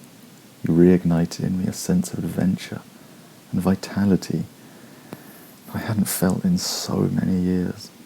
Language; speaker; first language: English; native; English